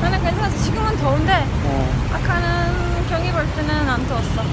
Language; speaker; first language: Korean; non-native, fluent; Romanian